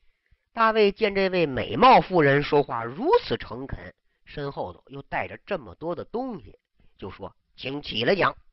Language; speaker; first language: Chinese; native; Chinese